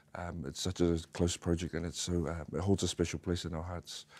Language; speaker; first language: English; native; English